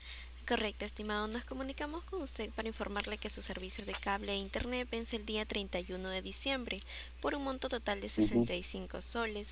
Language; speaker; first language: Spanish; native; Spanish